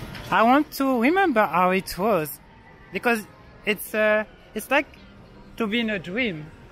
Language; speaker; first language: English; non-native, learner; French